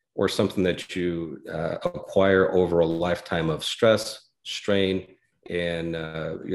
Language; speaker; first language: English; native; English